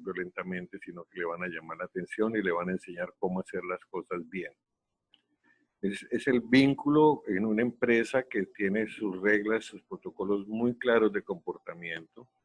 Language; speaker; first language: Spanish; native; Spanish